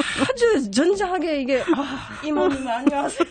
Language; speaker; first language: Korean; non-native, fluent; Japanese